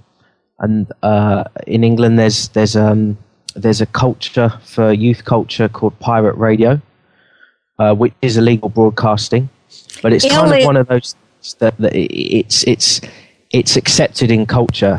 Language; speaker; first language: English; native; English